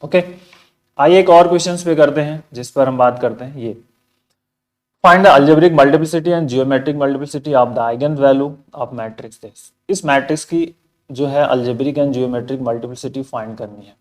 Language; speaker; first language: Hindi; native; Hindi